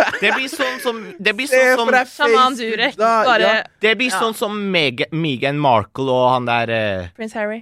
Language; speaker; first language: Norwegian; early bilingual, other home language; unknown